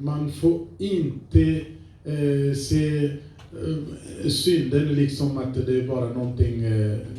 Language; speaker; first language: Swedish; non-native, fluent; French